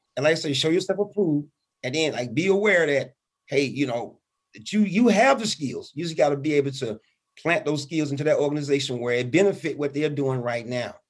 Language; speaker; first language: English; native; English